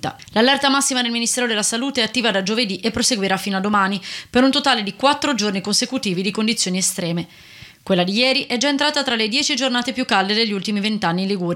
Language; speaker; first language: Italian; native; Italian